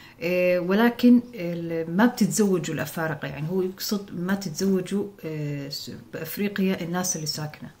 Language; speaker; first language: Arabic; non-native, local second language; Somali